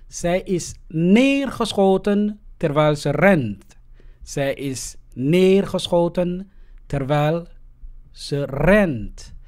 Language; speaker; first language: Dutch; non-native, fluent; Somali